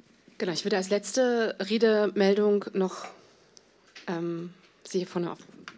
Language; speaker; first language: German; native; German